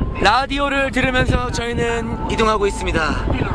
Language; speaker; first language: Korean; native; Korean